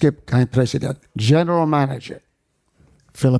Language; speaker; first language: German; non-native, fluent; English